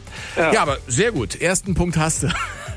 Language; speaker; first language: German; native; German